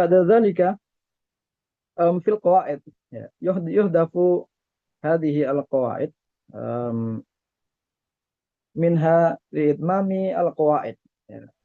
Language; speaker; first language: Arabic; non-native, fluent; Indonesian